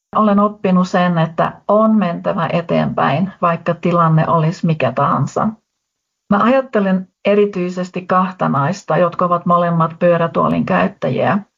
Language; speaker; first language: Finnish; native; Finnish